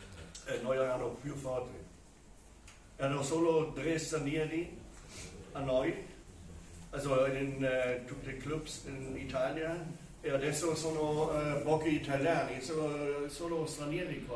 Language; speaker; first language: Italian; non-native, fluent; German